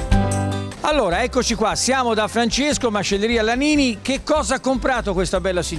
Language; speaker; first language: Italian; native; Italian